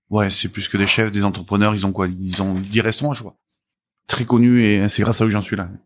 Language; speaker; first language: French; early bilingual, other home language; Korean